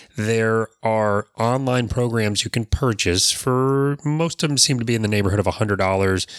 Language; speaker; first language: English; native; English